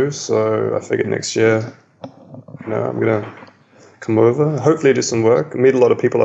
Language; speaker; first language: English; native; English